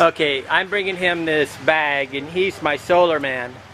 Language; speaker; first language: English; native; English